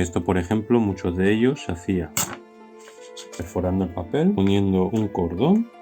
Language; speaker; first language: Spanish; native; Spanish